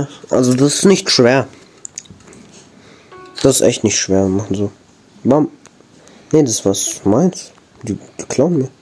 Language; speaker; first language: German; native; German